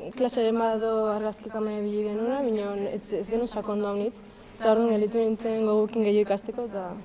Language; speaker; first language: Basque; native; Basque